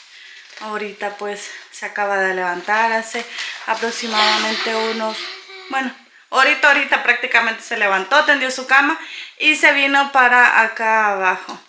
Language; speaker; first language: Spanish; native; Spanish